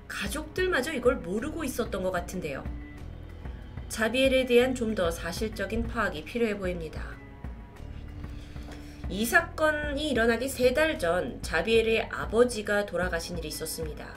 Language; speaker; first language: Korean; native; Korean